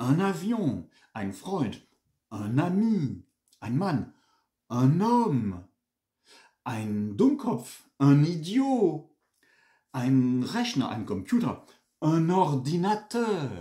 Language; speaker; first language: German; non-native, fluent; French